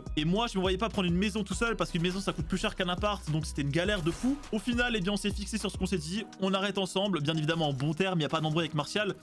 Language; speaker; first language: French; native; French